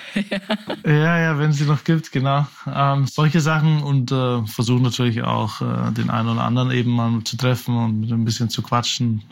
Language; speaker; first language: German; native; German